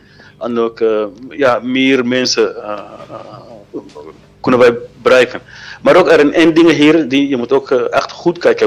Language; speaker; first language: Dutch; non-native, fluent; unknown